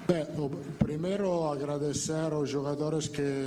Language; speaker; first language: Portuguese; non-native, fluent; Italian